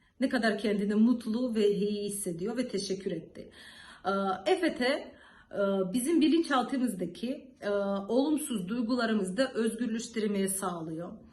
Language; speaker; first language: Turkish; non-native, learner; Georgian